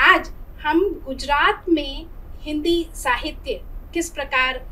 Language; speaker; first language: Hindi; native; Hindi